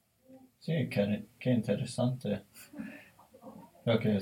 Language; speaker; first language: Spanish; non-native, learner; English